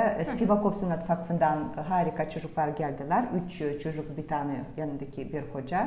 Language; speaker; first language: Turkish; non-native, fluent; Russian